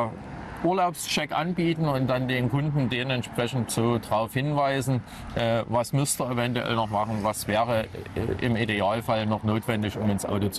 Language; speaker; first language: German; native; German